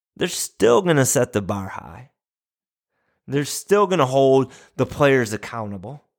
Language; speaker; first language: English; native; English